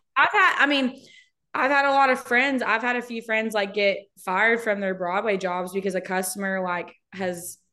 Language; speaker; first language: English; native; English